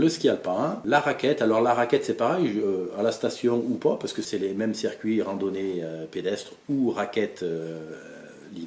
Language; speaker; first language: French; native; French